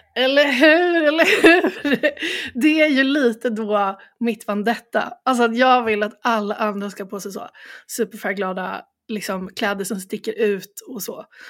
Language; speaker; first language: Swedish; native; Swedish